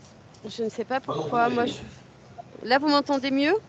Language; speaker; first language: French; native; French